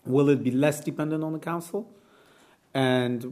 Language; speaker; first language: English; non-native, fluent; Polish